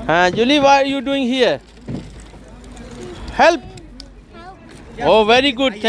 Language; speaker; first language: English; non-native, learner; Urdu